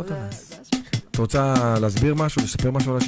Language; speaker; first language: Hebrew; native; Hebrew